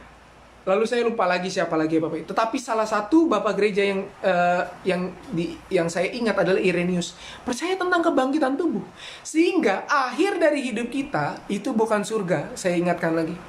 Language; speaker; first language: Indonesian; native; Indonesian